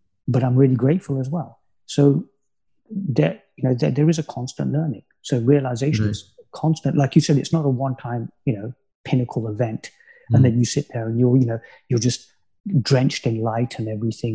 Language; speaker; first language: English; native; English